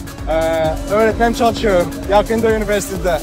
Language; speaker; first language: Turkish; non-native, learner; Arabic